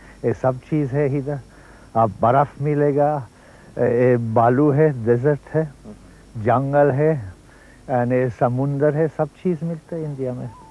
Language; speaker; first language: Hindi; non-native, learner; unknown